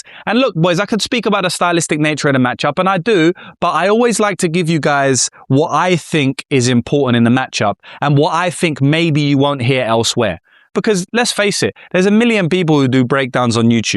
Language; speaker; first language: English; native; English